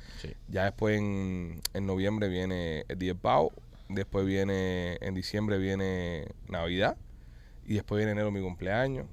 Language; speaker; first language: Spanish; native; Spanish